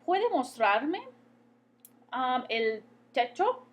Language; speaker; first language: Spanish; non-native, fluent; English